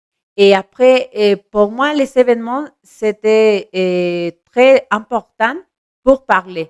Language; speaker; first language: French; non-native, learner; Spanish